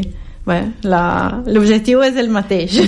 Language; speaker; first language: Catalan; non-native, fluent; Italian